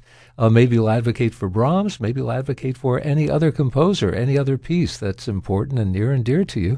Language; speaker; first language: English; native; English